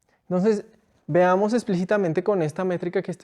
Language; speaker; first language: Spanish; native; Spanish